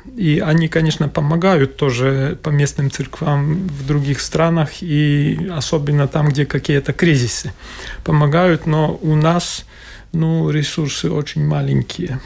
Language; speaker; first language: Russian; non-native, local second language; Latvian